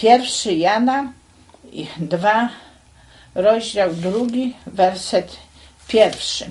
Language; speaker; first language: Polish; native; Polish